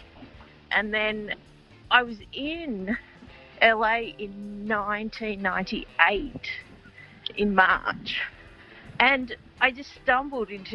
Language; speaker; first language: English; native; English